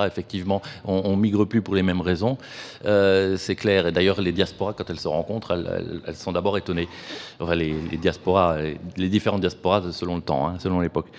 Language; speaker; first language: French; native; French